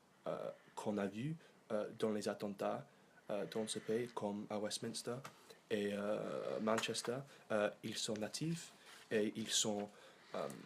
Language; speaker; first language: French; non-native, learner; English